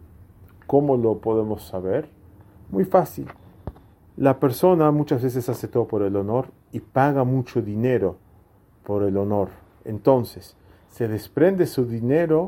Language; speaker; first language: Spanish; native; Spanish